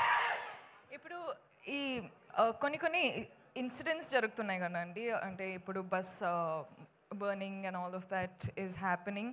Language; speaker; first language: Telugu; non-native, fluent; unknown